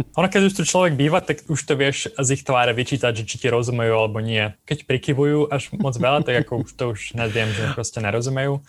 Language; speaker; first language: Slovak; native; Slovak